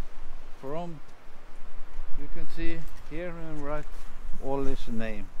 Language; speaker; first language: English; non-native, learner; Norwegian